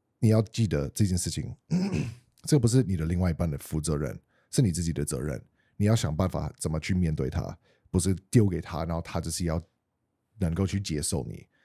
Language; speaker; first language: Chinese; non-native, fluent; English